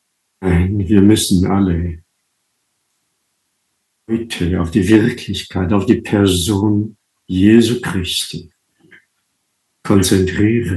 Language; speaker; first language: German; non-native, fluent; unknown